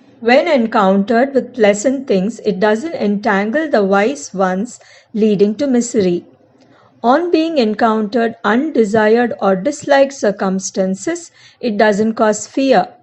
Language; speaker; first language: English; non-native, local second language; Tamil